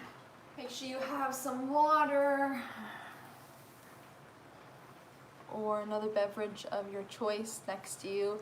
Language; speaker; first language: English; native; English